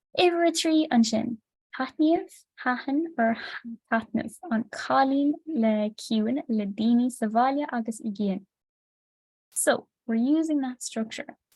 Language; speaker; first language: Irish; non-native, local second language; English